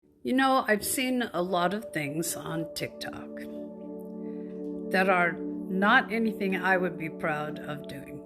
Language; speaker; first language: English; native; English